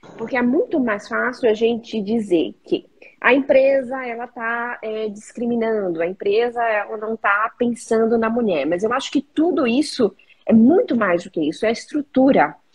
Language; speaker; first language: Portuguese; native; Portuguese